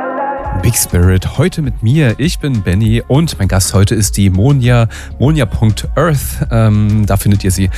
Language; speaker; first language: German; native; German